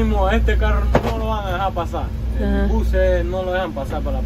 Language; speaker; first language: Spanish; native; Spanish